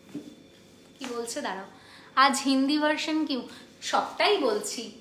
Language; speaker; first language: Hindi; non-native, local second language; Bangla